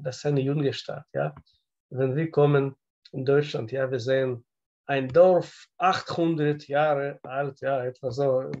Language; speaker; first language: German; non-native, learner; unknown